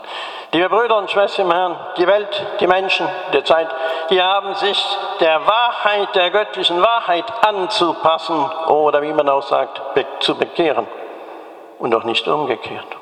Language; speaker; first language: German; native; German